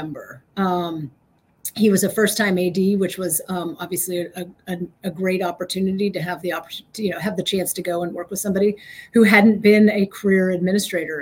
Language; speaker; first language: English; native; English